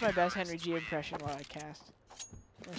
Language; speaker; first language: English; native; English